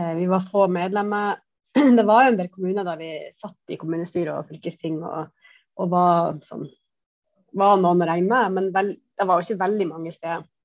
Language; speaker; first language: Norwegian; native; Norwegian